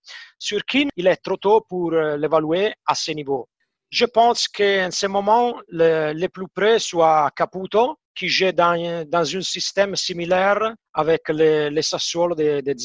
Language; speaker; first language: French; non-native, fluent; Italian